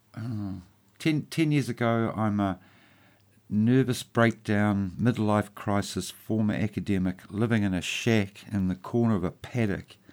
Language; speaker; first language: English; native; English